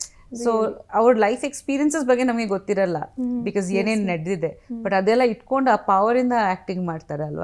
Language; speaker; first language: Kannada; non-native, fluent; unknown